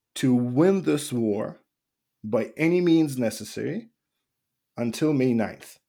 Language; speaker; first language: English; non-native, fluent; Russian